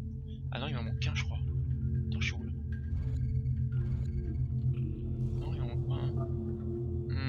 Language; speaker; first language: French; native; French